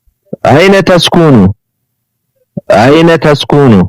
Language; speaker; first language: Arabic; non-native, fluent; Amharic